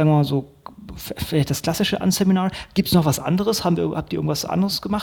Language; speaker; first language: German; native; German